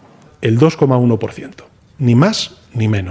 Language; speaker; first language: Spanish; native; Spanish